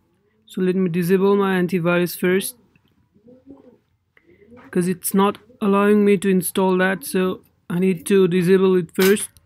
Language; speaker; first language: English; non-native, local second language; Nepali